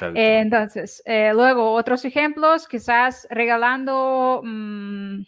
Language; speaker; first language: Spanish; non-native, fluent; Ukrainian